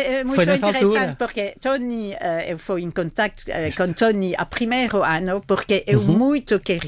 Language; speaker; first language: Portuguese; non-native, fluent; French